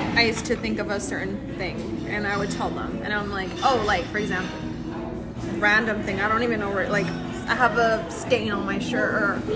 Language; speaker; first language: English; early bilingual, other home language; Spanish